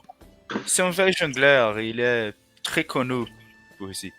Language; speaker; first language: French; non-native, learner; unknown